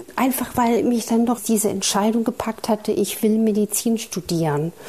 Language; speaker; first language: German; native; German